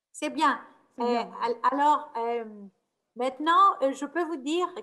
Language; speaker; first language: French; non-native, fluent; Greek